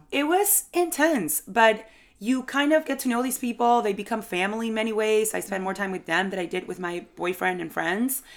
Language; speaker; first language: English; non-native, fluent; Spanish